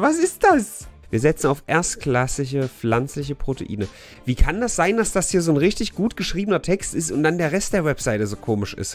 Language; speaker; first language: German; native; German